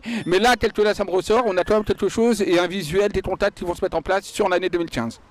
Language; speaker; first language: French; native; French